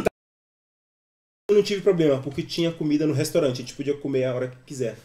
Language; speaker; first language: Portuguese; native; Portuguese